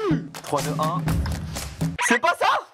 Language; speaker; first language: French; native; French